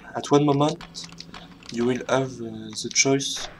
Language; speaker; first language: English; non-native, learner; French